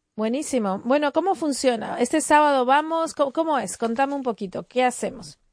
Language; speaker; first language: Spanish; native; Spanish